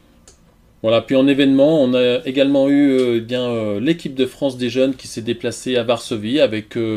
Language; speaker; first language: French; native; French